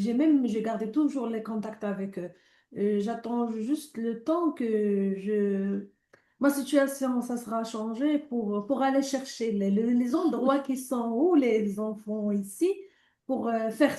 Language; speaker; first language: French; non-native, learner; Arabic